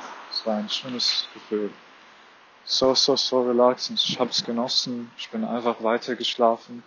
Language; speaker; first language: German; non-native, fluent; Arabic